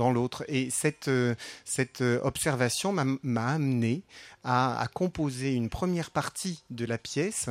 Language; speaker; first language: French; native; French